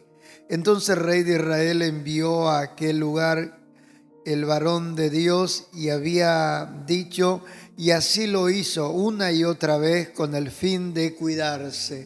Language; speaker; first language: Spanish; native; Spanish